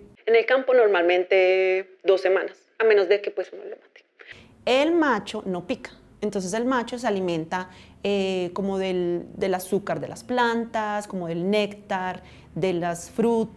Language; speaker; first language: Spanish; native; Spanish